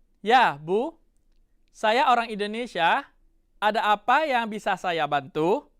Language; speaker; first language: Indonesian; non-native, fluent; Thai